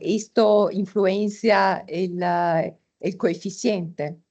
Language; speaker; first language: Spanish; non-native, fluent; Italian